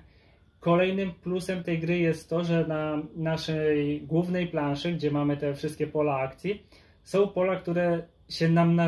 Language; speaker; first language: Polish; native; Polish